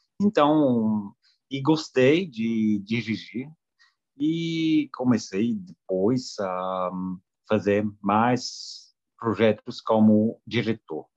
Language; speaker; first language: Portuguese; non-native, fluent; French